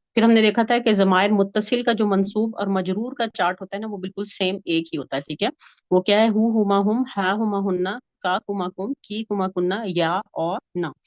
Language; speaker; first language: Urdu; native; Urdu